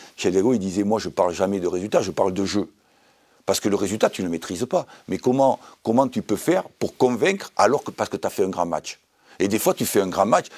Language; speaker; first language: French; native; French